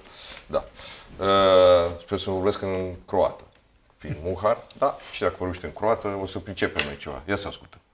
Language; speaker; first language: Romanian; native; Romanian